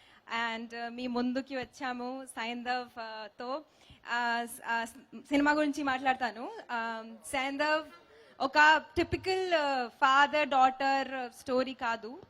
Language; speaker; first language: Telugu; non-native, local second language; Hindi